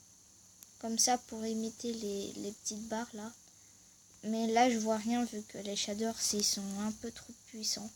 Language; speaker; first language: French; native; French